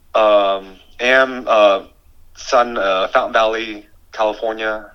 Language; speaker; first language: English; early bilingual, other home language; Vietnamese